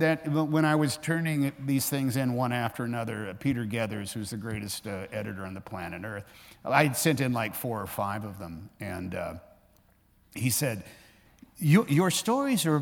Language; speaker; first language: English; native; English